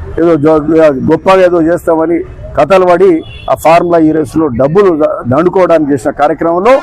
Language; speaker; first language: Telugu; native; Telugu